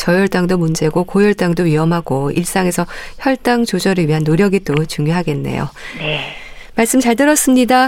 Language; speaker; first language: Korean; native; Korean